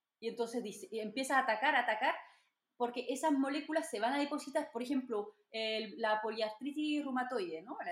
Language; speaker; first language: Spanish; non-native, fluent; French